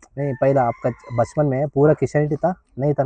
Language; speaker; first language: Hindi; non-native, local second language; Telugu